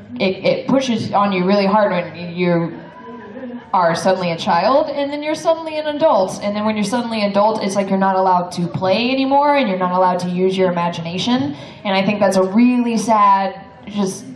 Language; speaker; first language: English; native; English